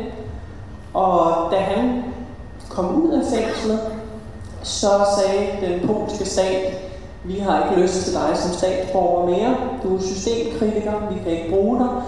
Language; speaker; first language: Danish; early bilingual, other home language; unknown